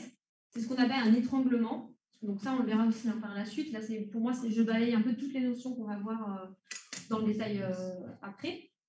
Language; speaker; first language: French; native; French